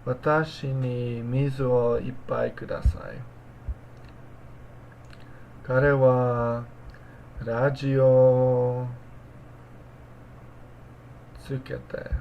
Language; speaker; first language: Japanese; non-native, learner; English